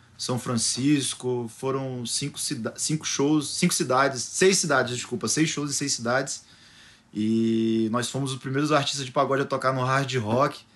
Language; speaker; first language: Portuguese; native; Portuguese